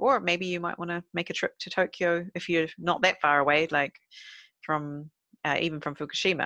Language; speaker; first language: English; native; English